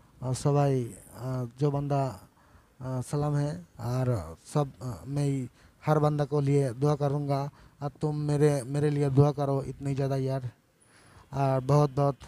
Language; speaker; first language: Hindi; non-native, learner; Bangla